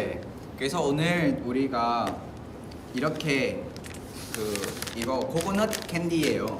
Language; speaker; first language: Korean; non-native, fluent; Vietnamese